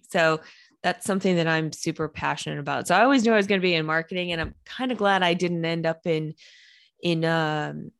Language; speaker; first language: English; native; English